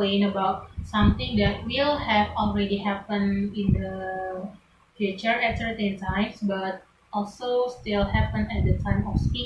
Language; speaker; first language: English; non-native, learner; Indonesian